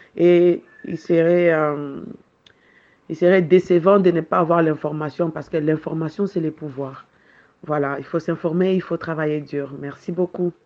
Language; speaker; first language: French; non-native, local second language; Lingala